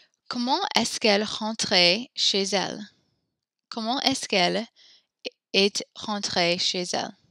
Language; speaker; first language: French; non-native, learner; English